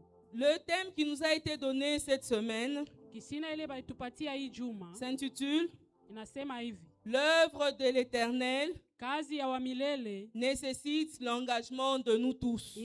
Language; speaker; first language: French; non-native, local second language; Swahili